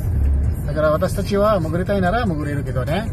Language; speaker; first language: Japanese; non-native, fluent; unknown